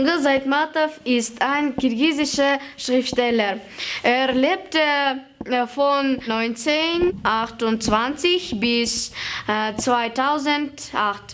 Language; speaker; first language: German; non-native, learner; Kyrgyz